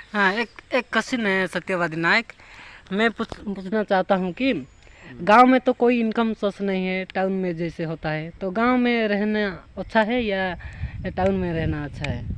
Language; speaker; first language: Hindi; non-native, local second language; Odia